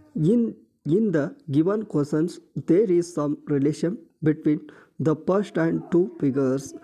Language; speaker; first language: English; non-native, local second language; Kannada